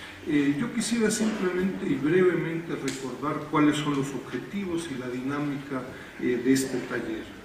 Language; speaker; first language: Spanish; native; Spanish